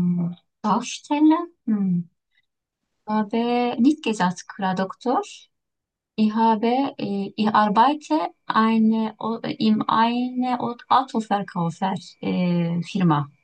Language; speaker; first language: German; non-native, learner; Turkish